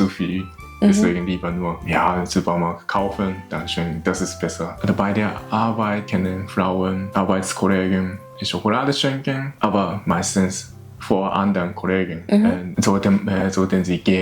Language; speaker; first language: German; non-native, learner; Japanese